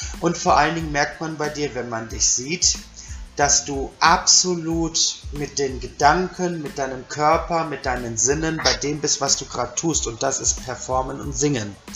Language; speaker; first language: German; native; German